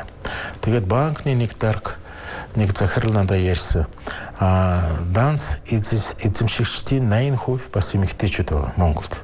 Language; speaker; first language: Mongolian; non-native, fluent; Russian